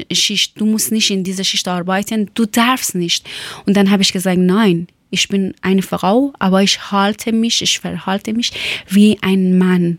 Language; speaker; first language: German; non-native, learner; Persian